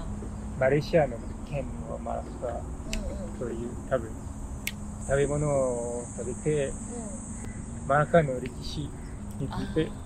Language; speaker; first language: Japanese; non-native, learner; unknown